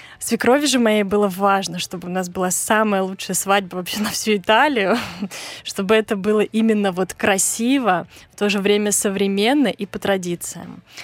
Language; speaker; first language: Russian; native; Russian